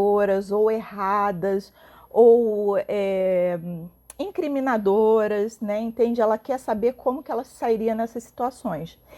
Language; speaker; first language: Portuguese; native; Portuguese